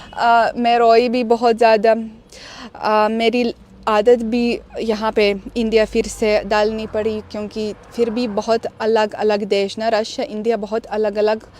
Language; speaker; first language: Hindi; non-native, fluent; Russian